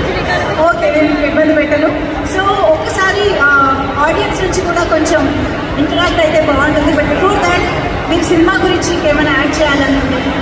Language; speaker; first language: Telugu; non-native, fluent; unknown